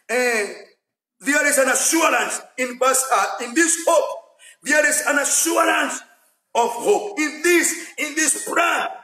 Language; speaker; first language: English; non-native, local second language; Swahili